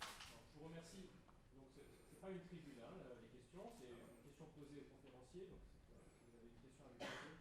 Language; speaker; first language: French; native; French